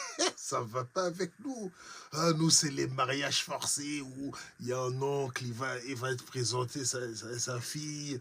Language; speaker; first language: French; native; French